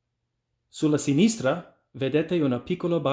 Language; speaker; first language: Italian; non-native, fluent; English